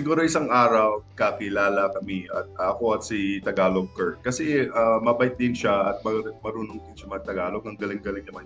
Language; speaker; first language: Filipino; non-native, local second language; English